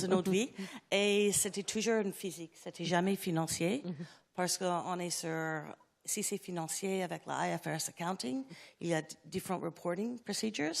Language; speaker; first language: French; non-native, learner; English